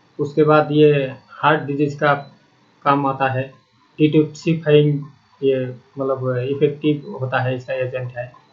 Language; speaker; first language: Hindi; non-native, local second language; Bangla